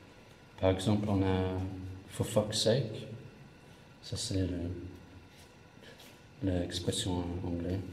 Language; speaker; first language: French; non-native, fluent; English